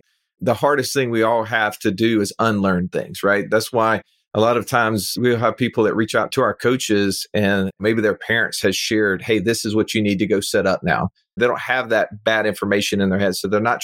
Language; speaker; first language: English; native; English